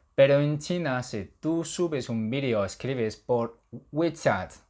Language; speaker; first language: Spanish; non-native, fluent; Chinese